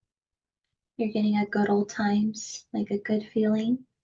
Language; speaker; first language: English; native; English